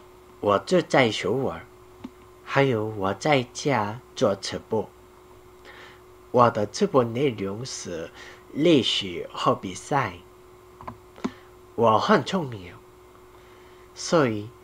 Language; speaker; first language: Chinese; non-native, learner; Korean